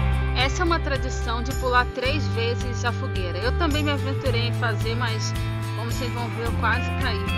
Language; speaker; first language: Portuguese; native; Portuguese